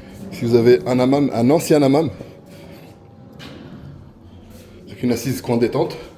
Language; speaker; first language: French; non-native, local second language; Arabic